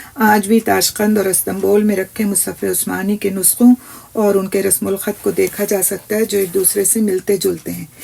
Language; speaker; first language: Urdu; native; Urdu